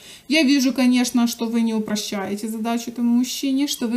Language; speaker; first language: Russian; native; Russian